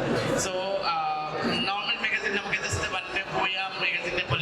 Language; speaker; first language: Malayalam; non-native, learner; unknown